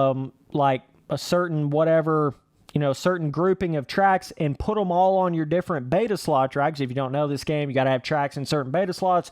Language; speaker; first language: English; native; English